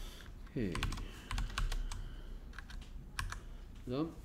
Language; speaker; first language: Korean; native; Korean